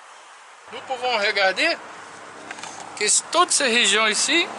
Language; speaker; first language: French; non-native, learner; Portuguese